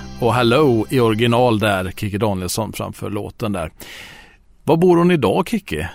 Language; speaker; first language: Swedish; native; Swedish